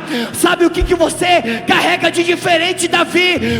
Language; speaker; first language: Portuguese; native; Portuguese